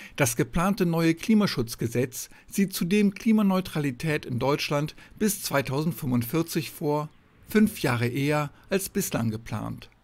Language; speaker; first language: German; native; German